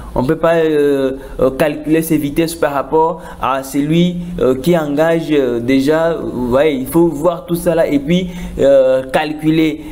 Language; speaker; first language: French; non-native, local second language; Lingala